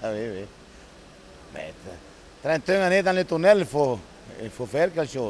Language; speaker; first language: French; non-native, learner; Italian